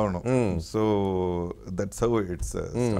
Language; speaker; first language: Telugu; non-native, learner; Tamil